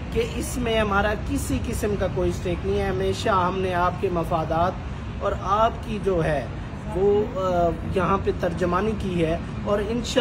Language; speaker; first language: Urdu; native; Urdu